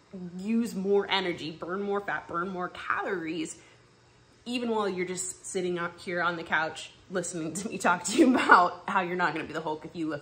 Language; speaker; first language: English; native; English